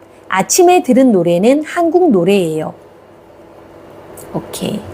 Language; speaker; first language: Korean; non-native, fluent; Thai